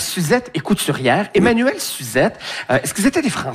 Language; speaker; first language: French; native; French